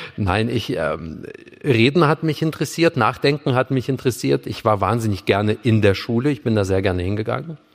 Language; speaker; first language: German; early bilingual, other home language; Russian